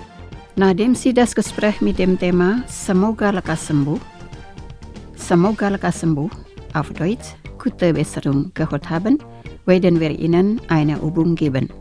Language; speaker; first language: German; non-native, fluent; Indonesian